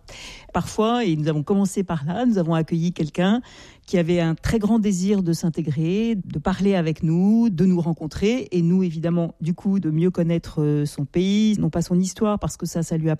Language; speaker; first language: French; native; French